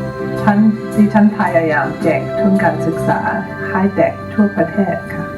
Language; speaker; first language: Thai; non-native, fluent; English